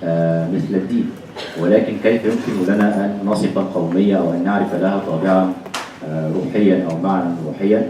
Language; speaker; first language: Arabic; native; Arabic